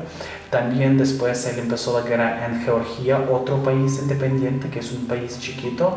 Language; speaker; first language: Spanish; non-native, fluent; Ukrainian